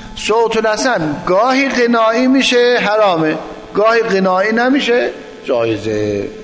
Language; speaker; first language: Persian; non-native, local second language; Azerbaijani